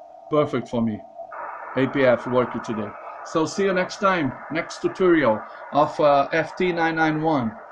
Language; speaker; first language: English; non-native, learner; Portuguese